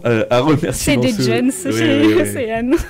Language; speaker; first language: French; native; French